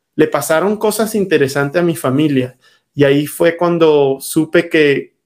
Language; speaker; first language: Spanish; native; Spanish